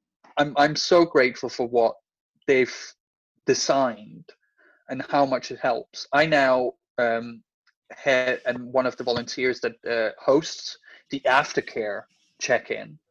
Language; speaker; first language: English; non-native, fluent; Danish